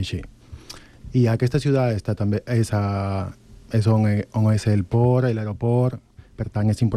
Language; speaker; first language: Catalan; non-native, learner; Spanish